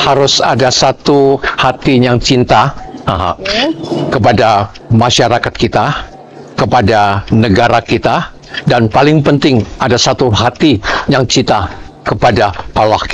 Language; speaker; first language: Indonesian; non-native, learner; Cantonese